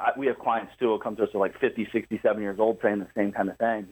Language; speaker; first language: English; native; English